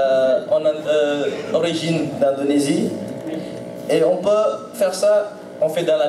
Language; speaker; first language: French; non-native, learner; Indonesian